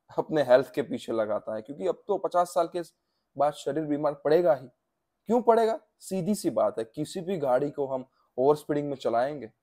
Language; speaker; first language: Hindi; non-native, local second language; Gujarati